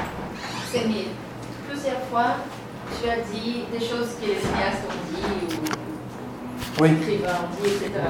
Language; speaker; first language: French; non-native, fluent; Portuguese